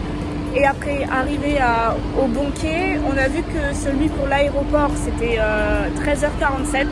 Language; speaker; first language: French; native; French